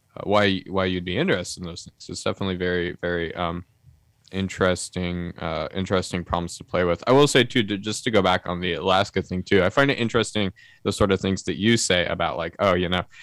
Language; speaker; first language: English; native; English